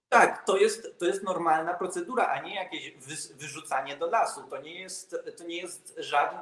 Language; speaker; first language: Polish; native; Polish